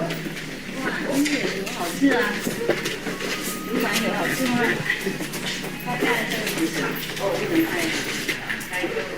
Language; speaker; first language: Chinese; non-native, fluent; Vietnamese